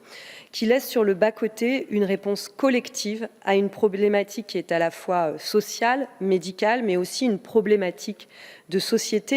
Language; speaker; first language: French; native; French